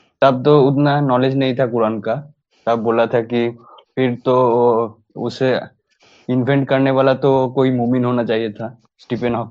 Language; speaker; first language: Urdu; non-native, local second language; Bangla